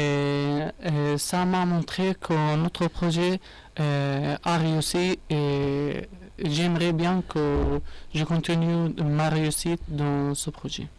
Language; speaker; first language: French; non-native, learner; Arabic